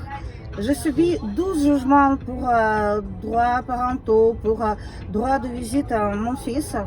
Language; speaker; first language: French; non-native, fluent; Russian